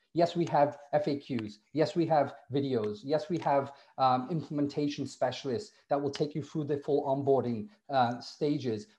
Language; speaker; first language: English; native; English